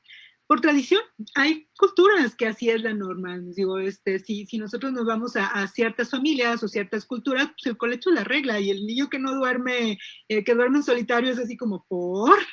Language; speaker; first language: Spanish; native; Spanish